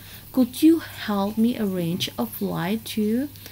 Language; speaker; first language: English; non-native, fluent; Indonesian